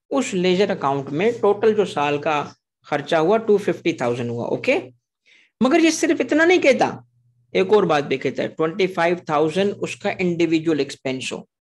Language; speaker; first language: Urdu; non-native, local second language; Sindhi